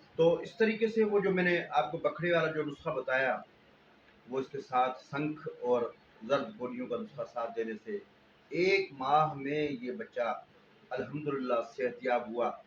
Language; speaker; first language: Urdu; non-native, local second language; Sindhi